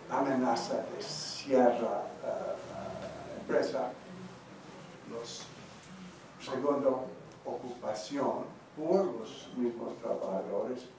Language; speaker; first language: Spanish; non-native, learner; English